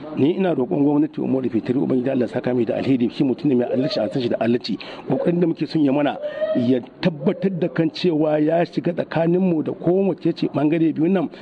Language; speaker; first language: Hausa; native; Hausa